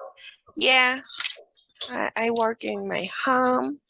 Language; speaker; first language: English; non-native, learner; Spanish